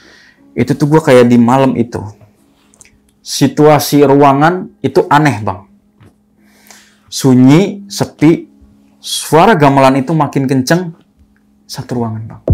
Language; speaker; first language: Indonesian; native; Indonesian